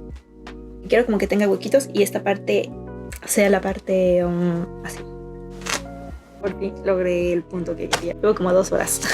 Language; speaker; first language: Spanish; native; Spanish